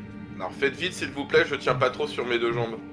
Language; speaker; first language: French; native; French